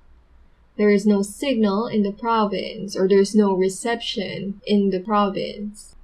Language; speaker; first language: English; non-native, local second language; Filipino